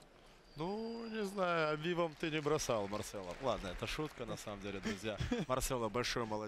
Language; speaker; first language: Russian; native; Russian